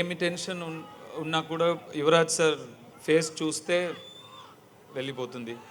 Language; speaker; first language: Telugu; non-native, learner; Tamil